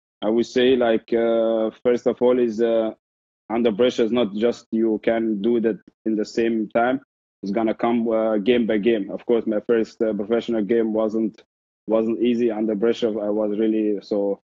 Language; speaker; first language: English; non-native, fluent; Arabic